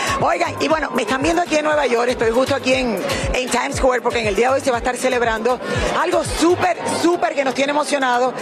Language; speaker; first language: Spanish; native; Spanish